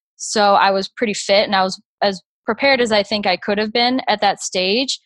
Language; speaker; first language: English; native; English